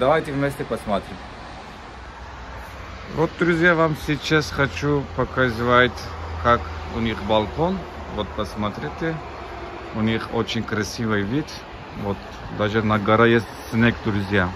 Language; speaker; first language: Russian; non-native, learner; Turkish